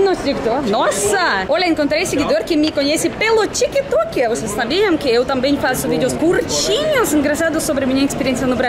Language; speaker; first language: Portuguese; non-native, fluent; Russian